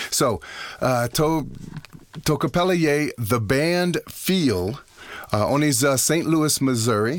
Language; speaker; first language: Czech; non-native, learner; English